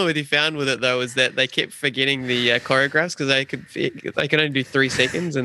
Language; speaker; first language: English; native; English